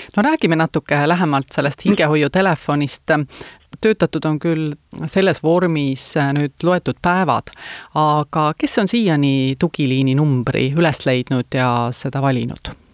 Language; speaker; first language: Estonian; native; Estonian